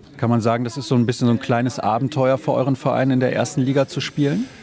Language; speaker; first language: German; native; German